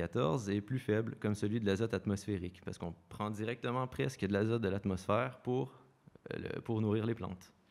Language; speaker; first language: French; native; French